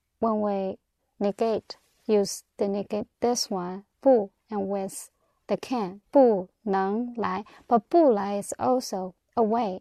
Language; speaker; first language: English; non-native, learner; Chinese